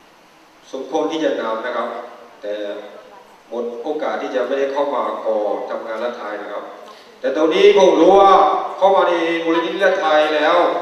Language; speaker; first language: Thai; non-native, fluent; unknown